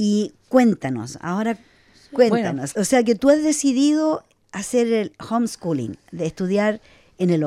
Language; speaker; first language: Spanish; native; Spanish